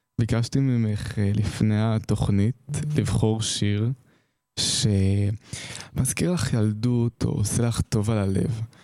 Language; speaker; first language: Hebrew; native; Hebrew